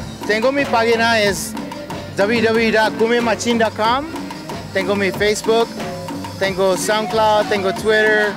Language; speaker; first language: Spanish; early bilingual, heritage; Spanish